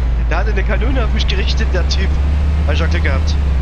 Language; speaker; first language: German; native; German